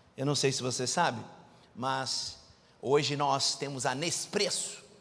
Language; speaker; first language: Portuguese; native; Portuguese